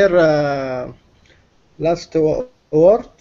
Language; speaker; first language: English; non-native, learner; Arabic